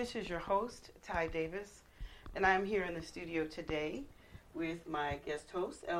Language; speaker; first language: English; native; English